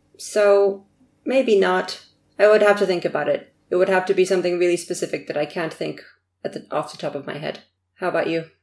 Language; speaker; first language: English; early bilingual, other home language; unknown